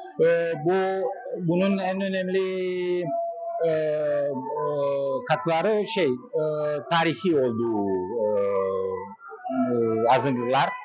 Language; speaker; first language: Turkish; non-native, learner; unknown